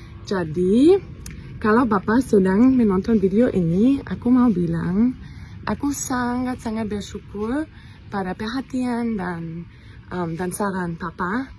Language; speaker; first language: Indonesian; non-native, fluent; German